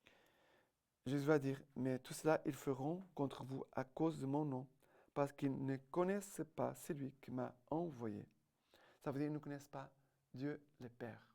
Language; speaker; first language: French; non-native, fluent; Portuguese